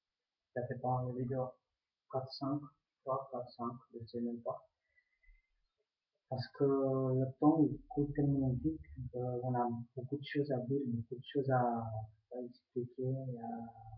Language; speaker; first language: French; non-native, fluent; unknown